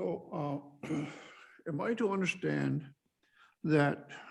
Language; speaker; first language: English; native; English